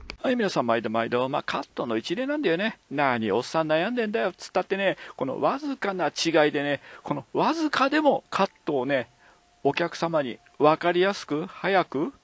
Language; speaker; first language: Japanese; native; Japanese